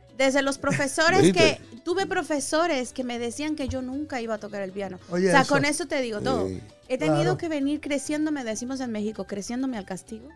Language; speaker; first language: Spanish; native; Spanish